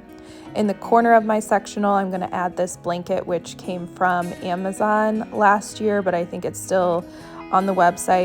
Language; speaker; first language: English; native; English